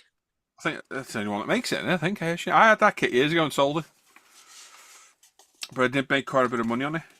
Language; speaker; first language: English; native; English